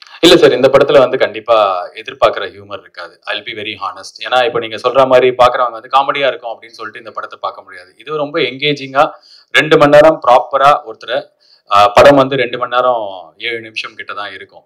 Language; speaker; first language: Tamil; native; Tamil